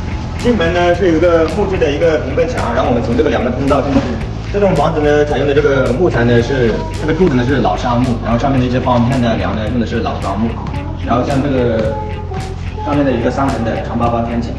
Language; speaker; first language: Chinese; native; Chinese